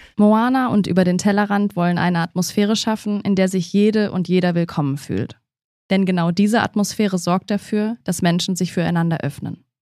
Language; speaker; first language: German; native; German